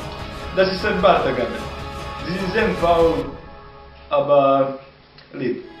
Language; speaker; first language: German; non-native, learner; Serbian